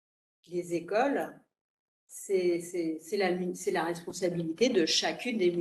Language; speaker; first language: French; native; French